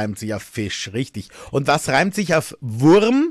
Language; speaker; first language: German; native; German